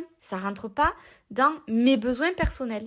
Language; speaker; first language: French; native; French